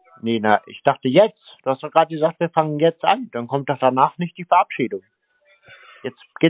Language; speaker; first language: German; native; German